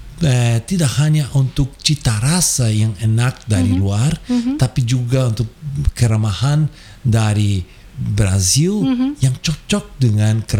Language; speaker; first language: Indonesian; non-native, fluent; Portuguese